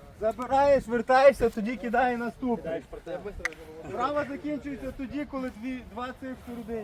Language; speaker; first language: Ukrainian; native; Ukrainian